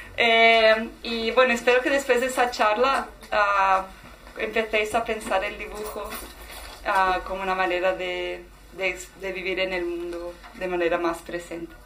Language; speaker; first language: Spanish; non-native, fluent; Portuguese